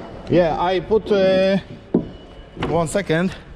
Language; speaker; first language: English; non-native, learner; Polish